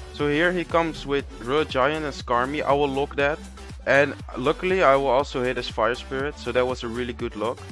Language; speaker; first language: English; non-native, fluent; Dutch